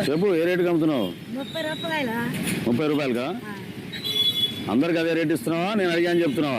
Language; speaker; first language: Telugu; native; Telugu